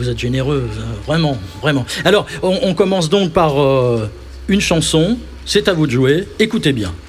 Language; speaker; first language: French; native; French